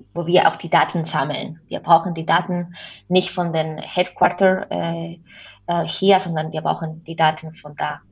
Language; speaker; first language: German; non-native, fluent; Spanish